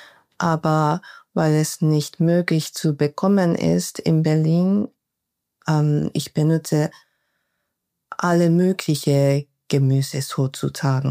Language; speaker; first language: German; non-native, learner; Japanese